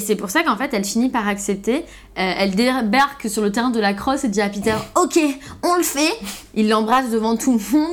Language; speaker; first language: French; native; French